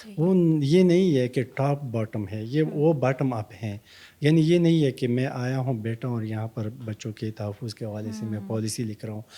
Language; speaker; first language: Urdu; non-native, local second language; Pashto